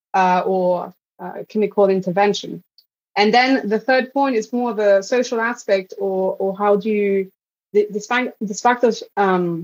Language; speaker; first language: English; non-native, fluent; French